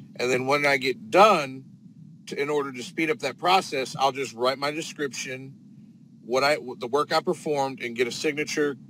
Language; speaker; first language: English; native; English